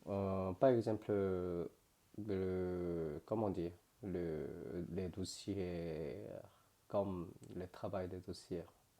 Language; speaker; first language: French; non-native, learner; Korean